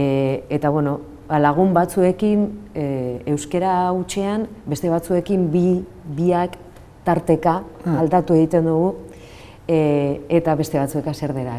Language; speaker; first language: Basque; non-native, local second language; Spanish